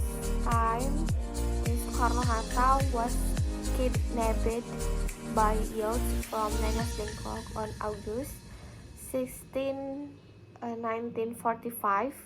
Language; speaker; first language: English; non-native, learner; Indonesian